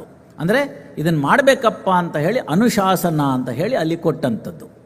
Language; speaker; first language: Kannada; native; Kannada